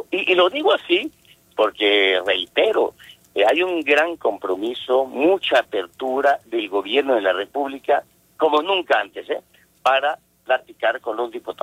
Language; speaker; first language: Spanish; native; Spanish